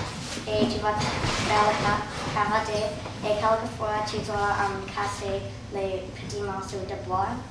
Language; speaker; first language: French; non-native, learner; English